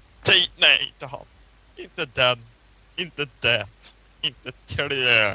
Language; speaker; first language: Swedish; native; Swedish